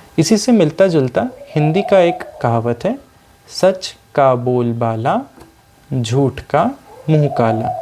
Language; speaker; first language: Hindi; non-native, local second language; Sindhi